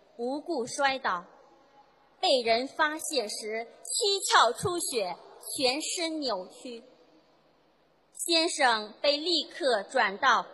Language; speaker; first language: Chinese; native; Chinese